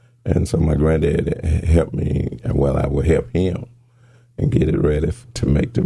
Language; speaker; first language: English; native; English